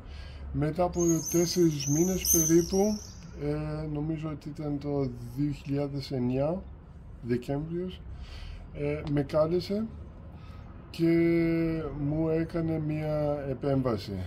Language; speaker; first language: Greek; early bilingual, heritage; Greek